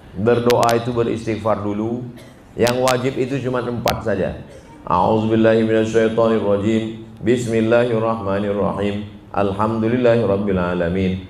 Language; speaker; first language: Indonesian; native; Indonesian